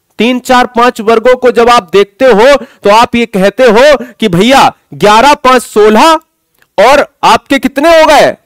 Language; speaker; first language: Hindi; native; Hindi